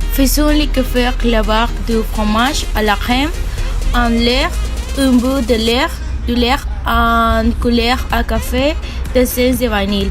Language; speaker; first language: French; non-native, learner; Spanish